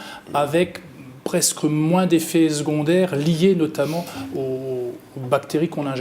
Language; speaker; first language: French; native; French